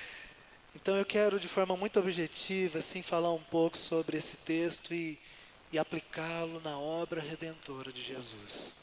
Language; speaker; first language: Portuguese; native; Portuguese